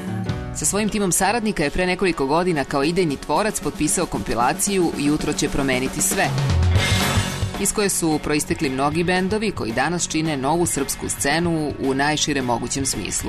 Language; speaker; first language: Serbian; native; Serbian